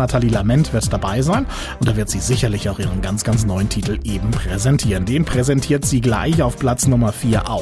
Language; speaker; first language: German; native; German